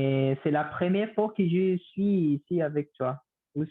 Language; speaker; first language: French; non-native, learner; Spanish